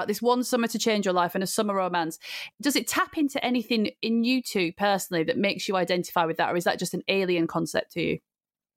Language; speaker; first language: English; native; English